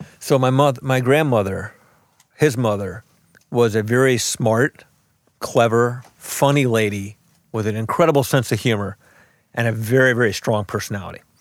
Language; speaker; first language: English; early bilingual, other home language; Arabic